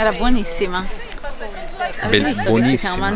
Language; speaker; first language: Italian; native; Italian